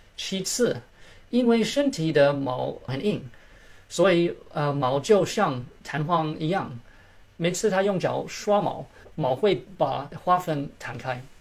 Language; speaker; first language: Chinese; early bilingual, heritage; Chinese